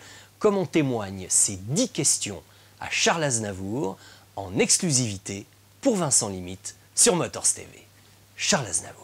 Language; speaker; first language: French; native; French